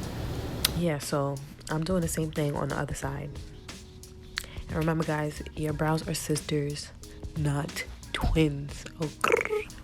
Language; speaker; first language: English; native; English